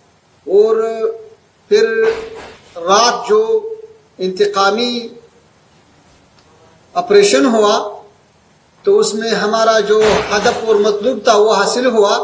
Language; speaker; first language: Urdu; non-native, fluent; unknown